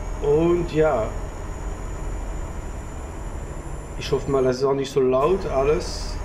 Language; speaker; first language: German; non-native, learner; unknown